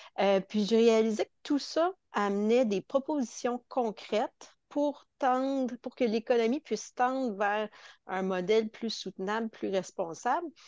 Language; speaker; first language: French; native; French